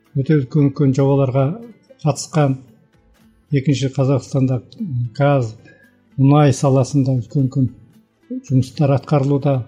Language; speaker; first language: Kazakh; early bilingual, heritage; Kazakh